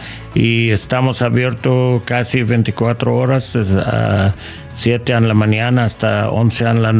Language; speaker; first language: Spanish; non-native, learner; English